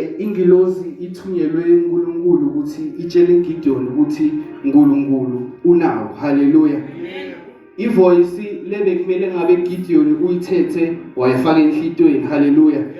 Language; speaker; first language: Zulu; non-native, local second language; Swati